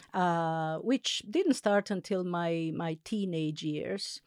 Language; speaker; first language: English; non-native, fluent; Italian